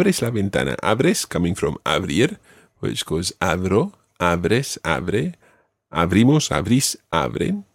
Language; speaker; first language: Spanish; non-native, fluent; English